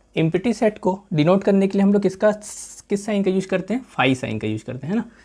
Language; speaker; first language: Hindi; native; Hindi